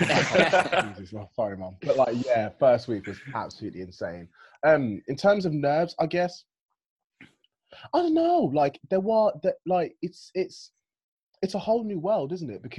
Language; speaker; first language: English; native; English